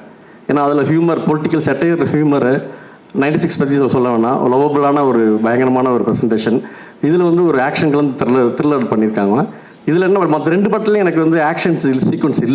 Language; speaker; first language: Tamil; native; Tamil